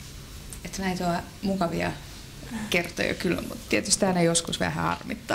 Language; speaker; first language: Finnish; native; Finnish